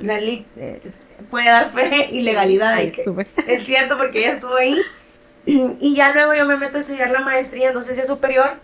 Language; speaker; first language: Spanish; native; Spanish